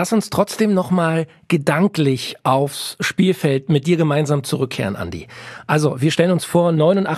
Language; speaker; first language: German; native; German